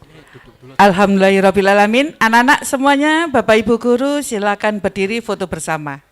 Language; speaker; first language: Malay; non-native, local second language; Javanese